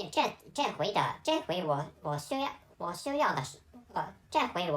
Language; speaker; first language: Chinese; non-native, learner; Japanese